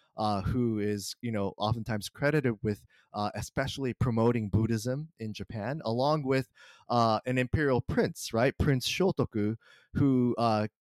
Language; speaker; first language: English; early bilingual, other home language; Japanese